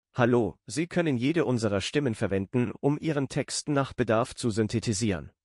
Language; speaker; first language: German; non-native, learner; Spanish